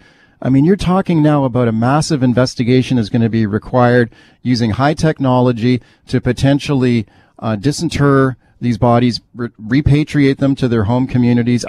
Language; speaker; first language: English; native; English